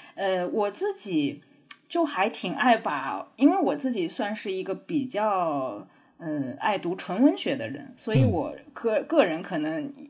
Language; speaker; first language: Chinese; native; Chinese